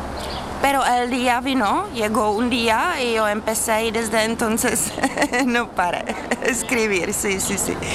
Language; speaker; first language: Spanish; non-native, fluent; Czech